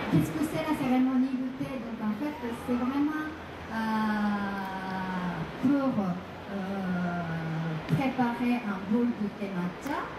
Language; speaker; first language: French; non-native, fluent; Japanese